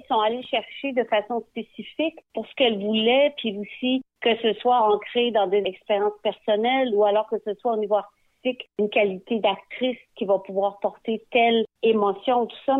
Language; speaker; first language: French; native; French